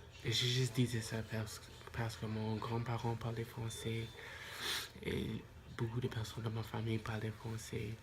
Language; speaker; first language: French; non-native, local second language; English